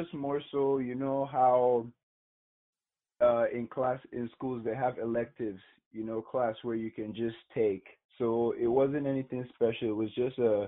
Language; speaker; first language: English; non-native, local second language; Igbo